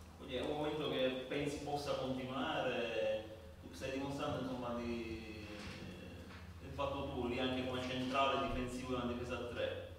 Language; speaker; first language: Italian; native; Italian